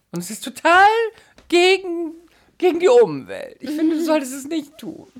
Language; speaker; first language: German; non-native, fluent; Spanish